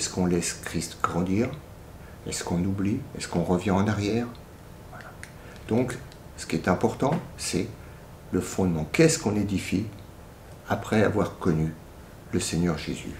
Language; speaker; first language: French; native; French